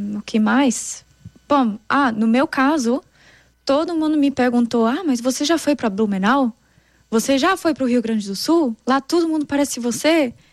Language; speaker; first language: Portuguese; non-native, fluent; German